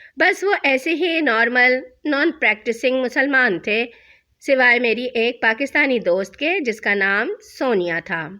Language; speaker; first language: Urdu; native; Urdu